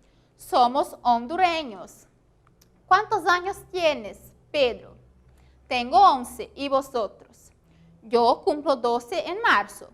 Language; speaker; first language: Spanish; non-native, fluent; Portuguese